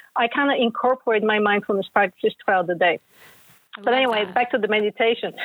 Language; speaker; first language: English; non-native, fluent; Bulgarian